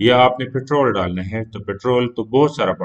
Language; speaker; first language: Hindi; non-native, local second language; Punjabi